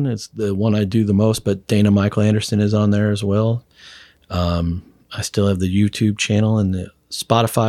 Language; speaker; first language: English; native; English